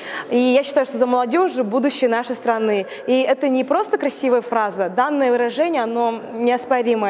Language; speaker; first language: Russian; native; Russian